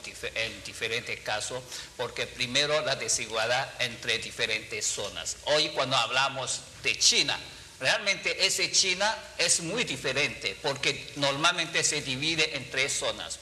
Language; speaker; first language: Spanish; non-native, fluent; Chinese